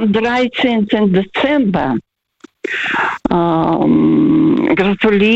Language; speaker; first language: German; non-native, fluent; Russian